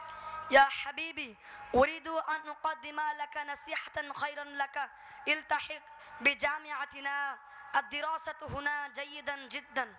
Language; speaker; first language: Arabic; non-native, learner; Bangla